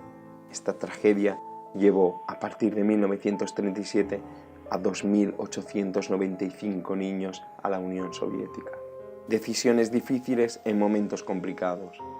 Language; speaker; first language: Spanish; native; Spanish